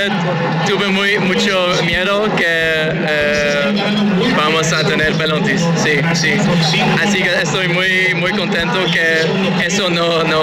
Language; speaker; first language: Spanish; non-native, learner; Dutch